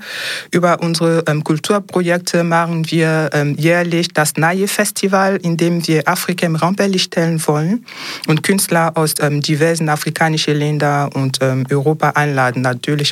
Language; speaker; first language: German; non-native, fluent; French